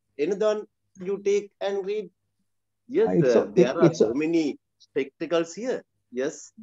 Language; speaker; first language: English; non-native, learner; Sinhala